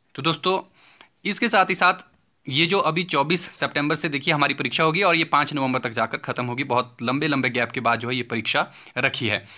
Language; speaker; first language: Hindi; native; Hindi